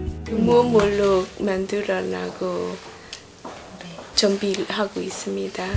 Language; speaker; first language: Korean; non-native, learner; Burmese